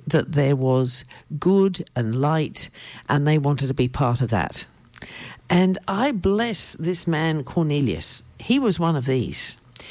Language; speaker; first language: English; native; English